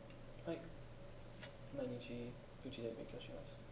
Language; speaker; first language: Japanese; non-native, learner; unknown